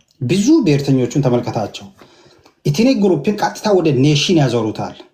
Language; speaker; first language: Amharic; non-native, local second language; Hadiyya